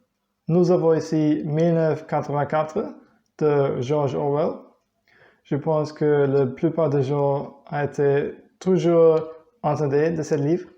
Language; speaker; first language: French; non-native, learner; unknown